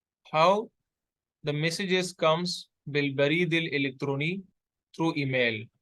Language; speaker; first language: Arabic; non-native, fluent; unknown